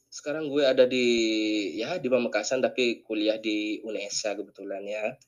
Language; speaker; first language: Indonesian; non-native, local second language; Madurese